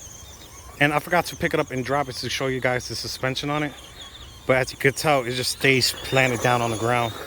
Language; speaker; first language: English; native; English